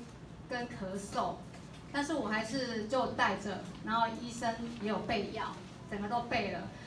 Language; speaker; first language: Chinese; native; Chinese